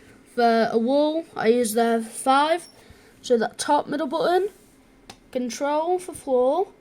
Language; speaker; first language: English; native; English